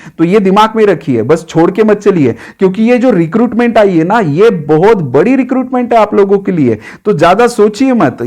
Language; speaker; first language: Hindi; non-native, local second language; Marathi